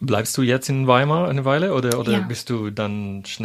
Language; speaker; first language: German; non-native, fluent; Italian